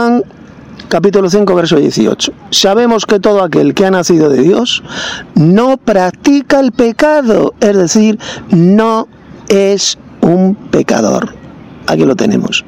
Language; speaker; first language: Spanish; native; Spanish